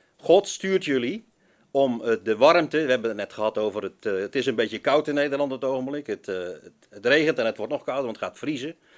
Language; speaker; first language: Dutch; native; Dutch